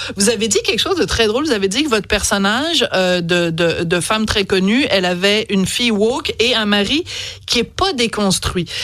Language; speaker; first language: French; native; French